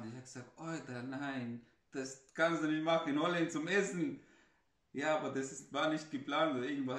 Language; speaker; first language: German; non-native, fluent; Arabic